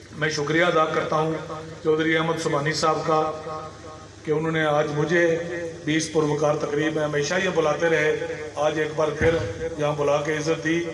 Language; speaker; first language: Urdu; non-native, local second language; Pahari-Potwari